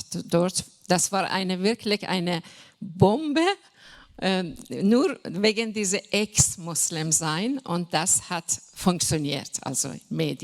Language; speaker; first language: German; non-native, fluent; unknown